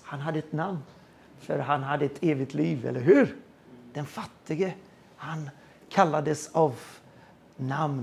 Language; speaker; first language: Swedish; non-native, fluent; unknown